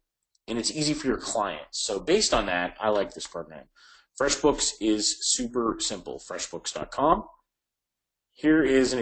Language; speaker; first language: English; native; English